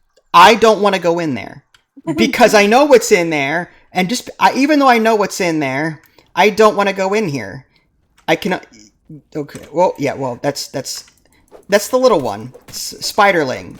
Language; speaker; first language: English; native; English